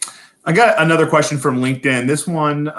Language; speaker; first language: English; native; English